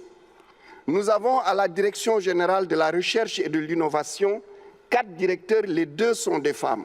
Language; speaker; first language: French; non-native, local second language; Wolof